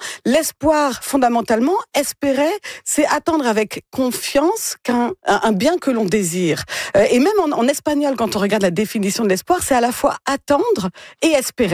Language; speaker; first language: French; native; French